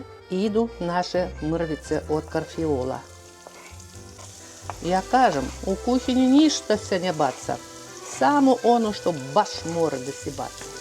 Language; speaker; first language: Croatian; non-native, fluent; Russian